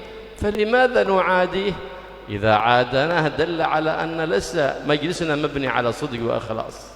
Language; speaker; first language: Arabic; native; Arabic